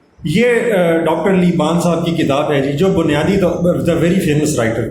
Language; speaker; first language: Urdu; non-native, local second language; Punjabi